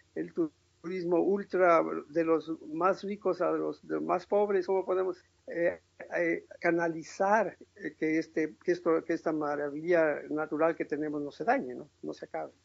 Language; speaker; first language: Spanish; native; Spanish